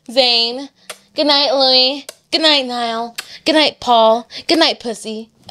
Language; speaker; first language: English; early bilingual, other home language; Spanish